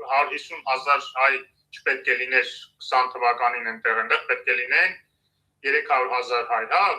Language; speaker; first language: Armenian; native; Armenian